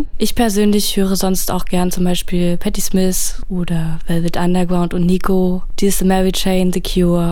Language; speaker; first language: German; native; German